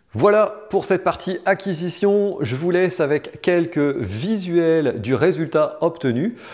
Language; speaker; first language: French; native; French